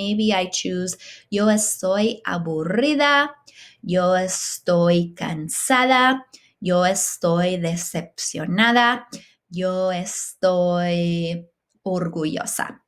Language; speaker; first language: Spanish; non-native, fluent; English